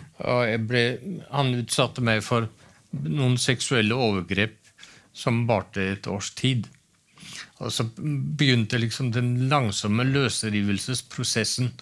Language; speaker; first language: Norwegian; native; Norwegian